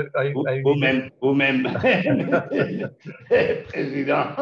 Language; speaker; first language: French; non-native, learner; Spanish